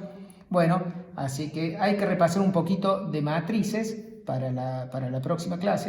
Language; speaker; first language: Spanish; native; Spanish